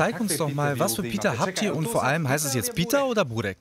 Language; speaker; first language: German; early bilingual, other home language; Croatian